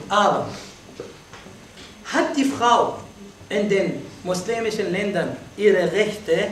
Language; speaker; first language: German; non-native, fluent; Arabic